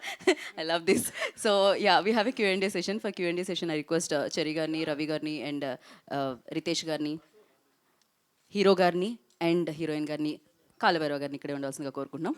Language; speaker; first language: Telugu; native; Telugu